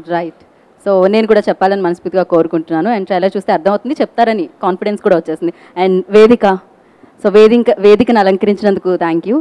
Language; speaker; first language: Telugu; native; Telugu